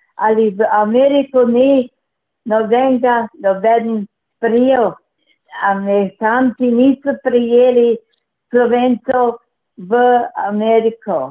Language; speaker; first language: Slovenian; native; Slovenian